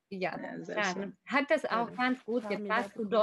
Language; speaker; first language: German; non-native, fluent; Slovak